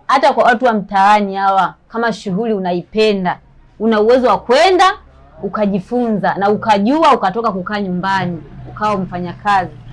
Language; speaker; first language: Swahili; native; Swahili